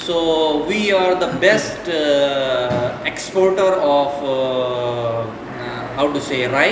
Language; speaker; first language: English; non-native, fluent; Urdu